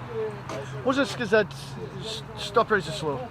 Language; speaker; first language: Russian; non-native, learner; English